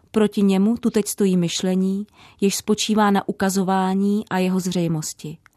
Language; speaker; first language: Czech; native; Czech